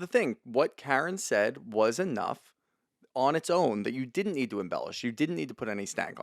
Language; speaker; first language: English; native; English